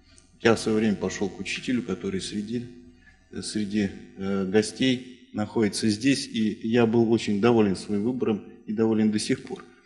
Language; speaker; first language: Russian; native; Russian